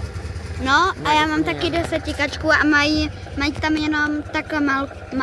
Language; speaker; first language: Czech; native; Czech